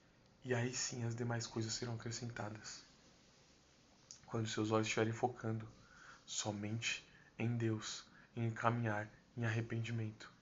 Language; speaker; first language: Portuguese; native; Portuguese